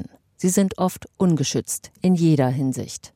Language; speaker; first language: German; native; German